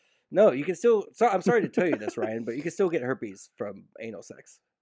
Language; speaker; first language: English; native; English